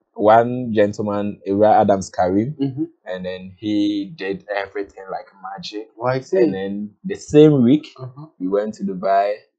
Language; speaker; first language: English; non-native, local second language; Akan